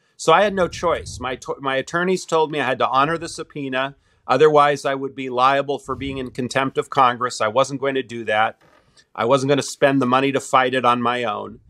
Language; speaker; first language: English; native; English